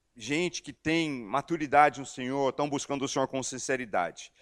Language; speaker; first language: Portuguese; non-native, fluent; English